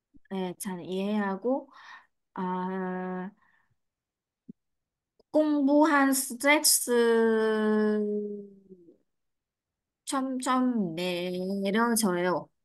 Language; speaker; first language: Korean; non-native, learner; Vietnamese